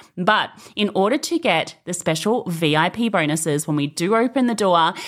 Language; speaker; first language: English; native; English